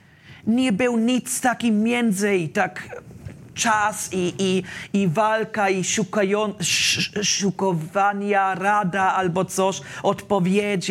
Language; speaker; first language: Polish; non-native, learner; German